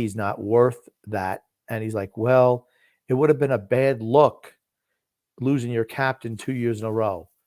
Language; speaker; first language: English; native; English